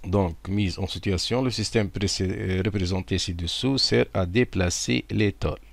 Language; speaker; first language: French; non-native, local second language; Arabic